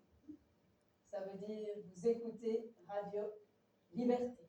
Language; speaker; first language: French; native; French